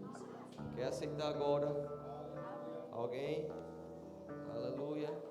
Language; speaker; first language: Portuguese; native; Portuguese